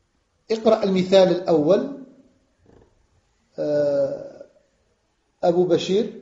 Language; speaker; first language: Arabic; non-native, fluent; French